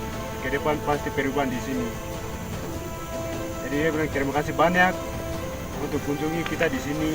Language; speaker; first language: Indonesian; non-native, local second language; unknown